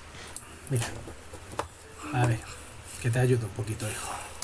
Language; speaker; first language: Spanish; native; Spanish